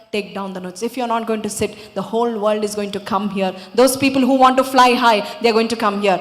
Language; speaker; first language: English; non-native, local second language; Telugu